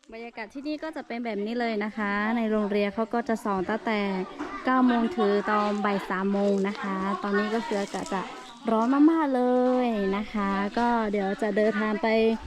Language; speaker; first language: Thai; non-native, local second language; Lahu